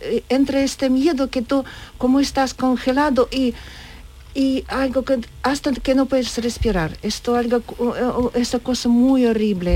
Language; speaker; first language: Spanish; non-native, learner; Ukrainian